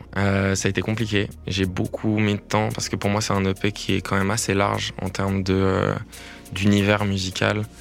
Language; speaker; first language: French; native; French